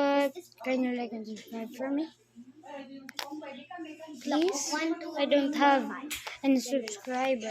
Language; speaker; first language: English; non-native, local second language; Filipino